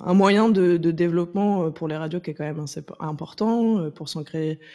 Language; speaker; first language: French; native; French